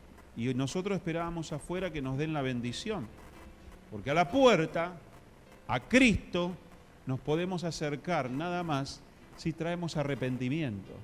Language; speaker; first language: Spanish; native; Spanish